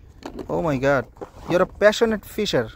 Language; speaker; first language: English; non-native, fluent; Bangla